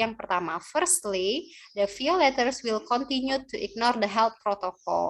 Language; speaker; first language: English; non-native, learner; Indonesian